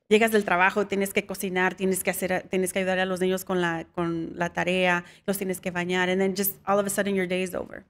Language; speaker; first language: Spanish; native; Spanish